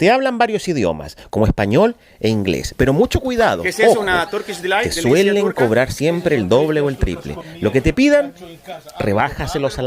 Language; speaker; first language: Spanish; native; Spanish